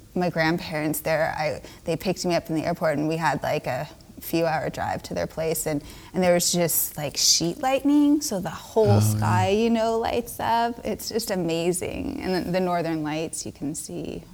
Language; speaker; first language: English; native; English